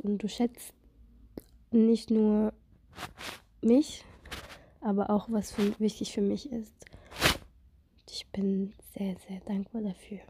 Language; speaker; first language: German; non-native, fluent; Russian